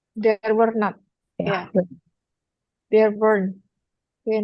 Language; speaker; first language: English; non-native, fluent; Indonesian